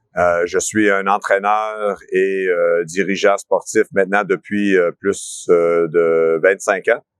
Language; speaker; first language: French; non-native, local second language; English